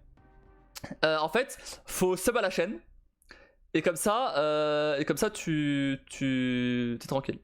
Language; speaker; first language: French; native; French